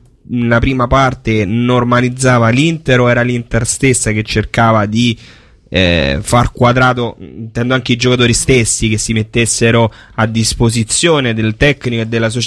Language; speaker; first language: Italian; native; Italian